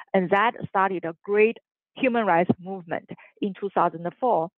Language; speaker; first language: English; non-native, fluent; Chinese